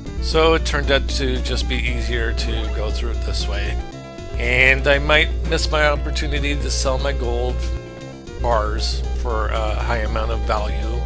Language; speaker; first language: English; native; English